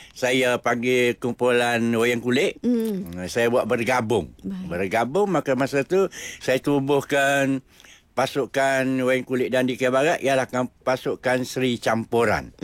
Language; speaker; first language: Malay; non-native, local second language; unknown